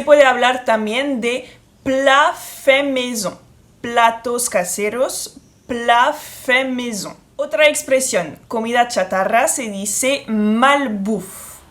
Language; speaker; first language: Spanish; non-native, fluent; French